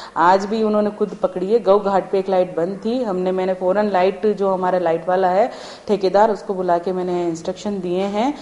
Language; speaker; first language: Hindi; native; Hindi